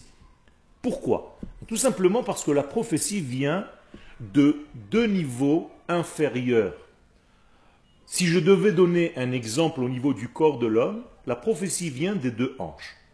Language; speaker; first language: French; native; French